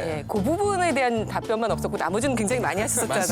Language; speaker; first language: Korean; native; Korean